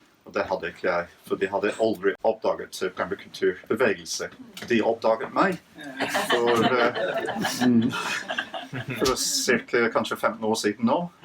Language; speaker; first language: Norwegian; non-native, fluent; English